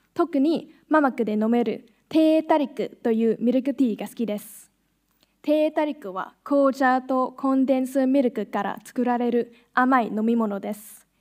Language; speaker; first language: Japanese; non-native, fluent; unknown